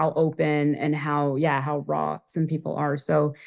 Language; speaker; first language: English; native; English